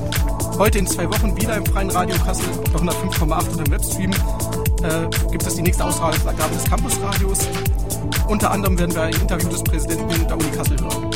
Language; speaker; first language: German; native; German